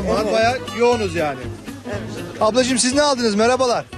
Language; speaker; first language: Turkish; native; Turkish